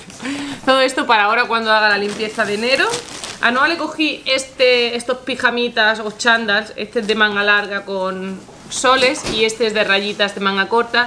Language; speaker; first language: Spanish; native; Spanish